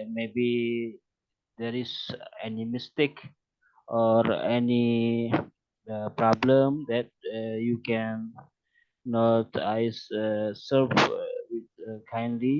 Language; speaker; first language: English; non-native, learner; Indonesian